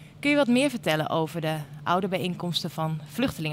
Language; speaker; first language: Dutch; native; Dutch